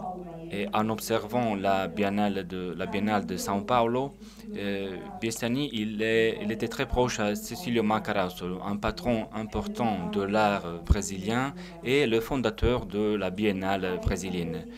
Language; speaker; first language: French; non-native, fluent; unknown